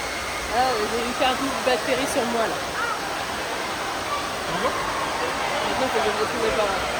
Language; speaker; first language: French; native; French